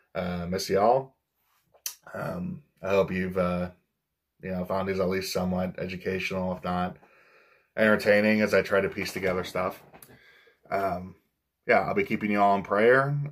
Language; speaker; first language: English; native; English